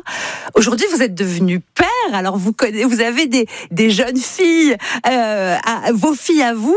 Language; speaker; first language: French; native; French